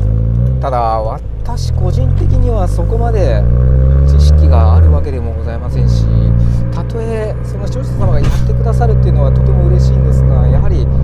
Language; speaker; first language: Japanese; native; Japanese